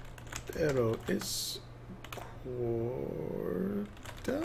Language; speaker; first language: Spanish; non-native, learner; English